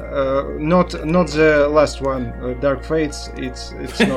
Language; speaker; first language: English; non-native, learner; Russian